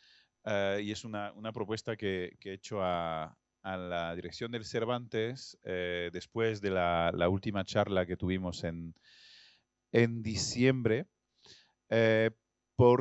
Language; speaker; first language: Spanish; non-native, fluent; French